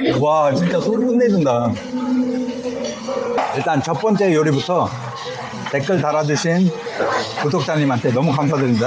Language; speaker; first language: Korean; native; Korean